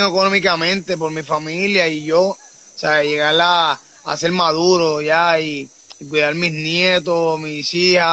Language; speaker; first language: Spanish; native; Spanish